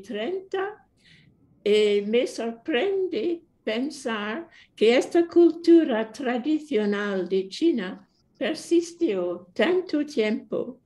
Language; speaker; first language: Spanish; non-native, fluent; English